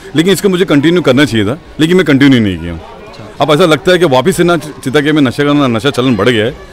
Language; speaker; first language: Hindi; non-native, local second language; Urdu